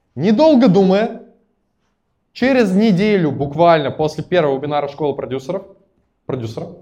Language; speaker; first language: Russian; native; Russian